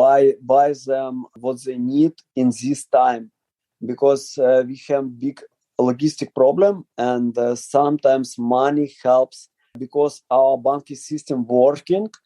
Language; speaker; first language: English; non-native, learner; Ukrainian